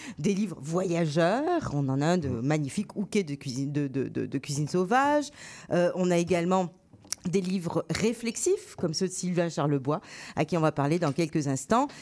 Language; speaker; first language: French; native; French